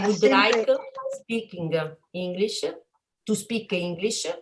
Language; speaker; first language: English; non-native, learner; Italian